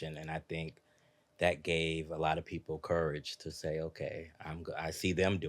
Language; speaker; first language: English; native; English